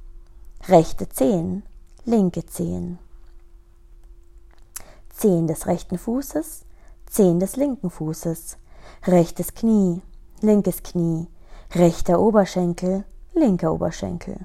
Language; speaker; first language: German; native; German